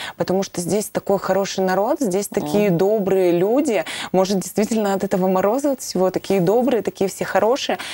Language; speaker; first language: Russian; native; Russian